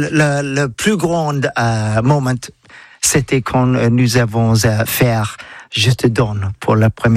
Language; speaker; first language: French; non-native, learner; English